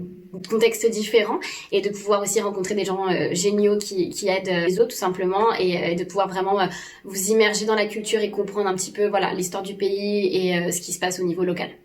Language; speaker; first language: French; native; French